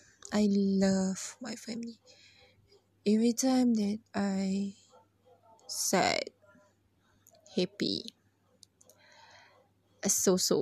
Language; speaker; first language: English; non-native, learner; Malay